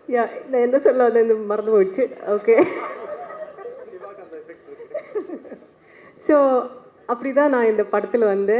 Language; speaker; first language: Tamil; non-native, learner; Malayalam